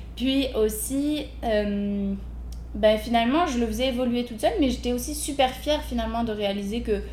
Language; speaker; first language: French; native; French